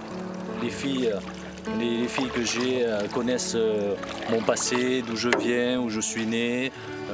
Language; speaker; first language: French; early bilingual, other home language; Korean